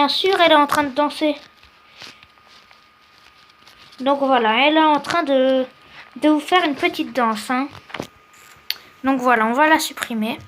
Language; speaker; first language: French; native; French